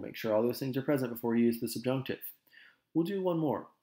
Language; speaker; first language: English; native; English